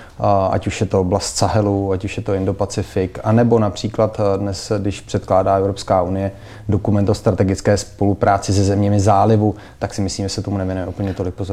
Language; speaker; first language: Czech; native; Czech